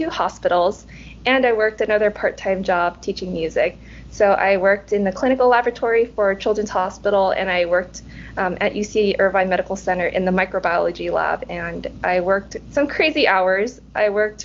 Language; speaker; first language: English; early bilingual, other home language; Cantonese